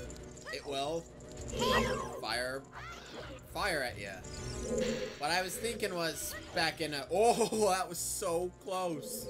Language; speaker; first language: English; native; English